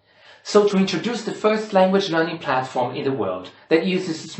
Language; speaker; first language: English; non-native, fluent; Portuguese